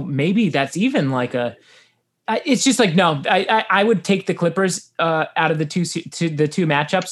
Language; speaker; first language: English; native; English